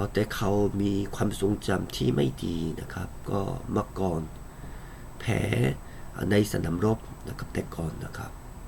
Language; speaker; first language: Thai; non-native, fluent; Korean